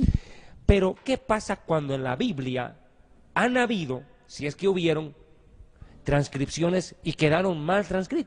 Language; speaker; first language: Spanish; native; Spanish